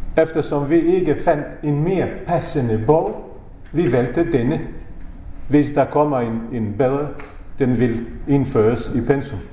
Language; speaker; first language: Danish; non-native, fluent; Bosnian